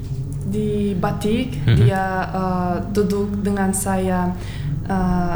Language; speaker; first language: Indonesian; non-native, learner; Turkmen